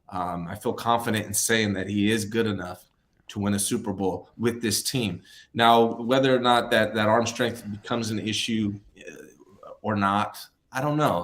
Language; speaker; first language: English; native; English